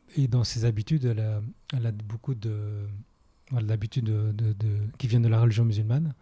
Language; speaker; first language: French; native; French